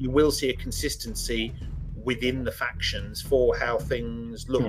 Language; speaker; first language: English; native; English